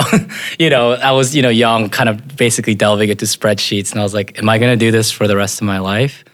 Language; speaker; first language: English; native; English